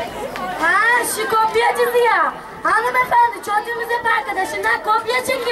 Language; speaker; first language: Turkish; native; Turkish